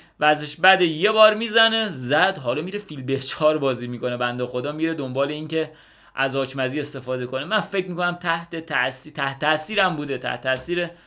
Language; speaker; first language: Persian; native; Persian